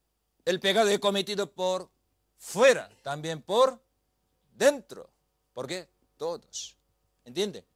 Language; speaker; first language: Spanish; non-native, learner; Korean